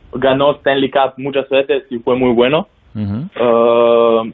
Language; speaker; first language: Spanish; non-native, fluent; Slovenian